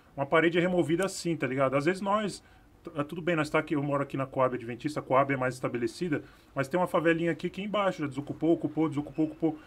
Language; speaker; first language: Portuguese; native; Portuguese